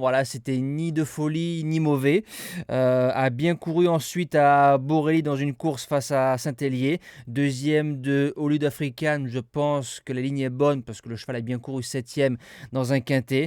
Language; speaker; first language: French; native; French